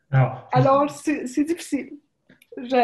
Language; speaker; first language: French; non-native, fluent; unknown